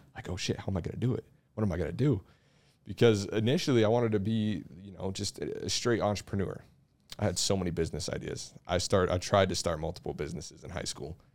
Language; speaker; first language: English; native; English